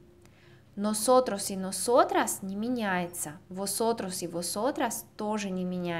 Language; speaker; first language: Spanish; non-native, fluent; Russian